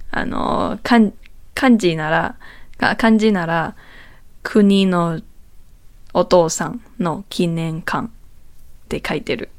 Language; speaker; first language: Japanese; non-native, learner; Chinese